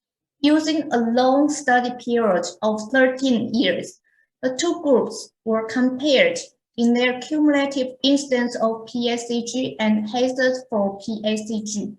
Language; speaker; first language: English; non-native, fluent; Chinese